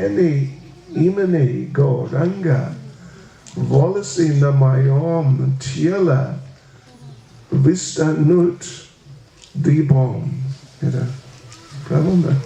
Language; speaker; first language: Russian; non-native, learner; English